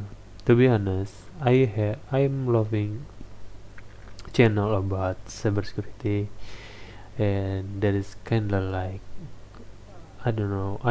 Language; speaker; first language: English; non-native, learner; Indonesian